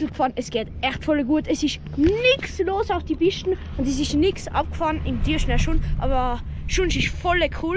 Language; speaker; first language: German; native; German